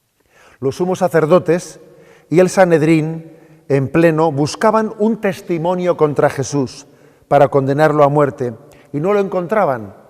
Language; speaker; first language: Spanish; native; Spanish